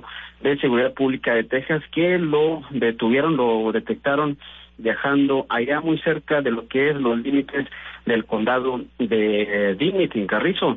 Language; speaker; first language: Spanish; native; Spanish